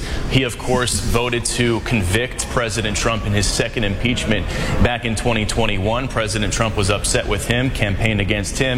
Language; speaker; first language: English; native; English